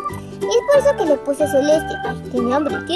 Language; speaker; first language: Spanish; native; Spanish